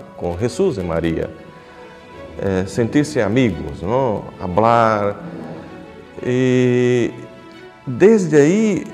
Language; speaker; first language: Spanish; non-native, fluent; Portuguese